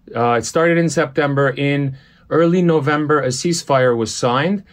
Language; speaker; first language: English; early bilingual, other home language; Armenian